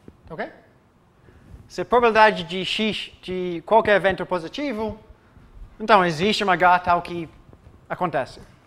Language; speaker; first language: Portuguese; non-native, fluent; English